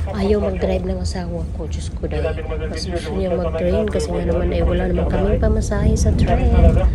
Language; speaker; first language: Filipino; native; Filipino